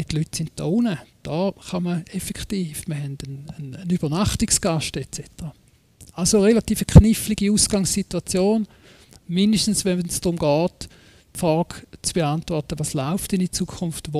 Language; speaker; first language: German; native; German